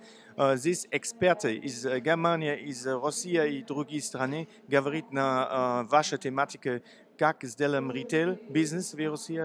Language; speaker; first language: Russian; non-native, learner; German